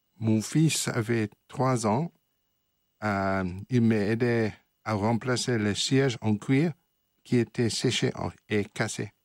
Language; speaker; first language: French; non-native, fluent; English